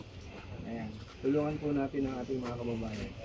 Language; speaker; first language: Filipino; native; Filipino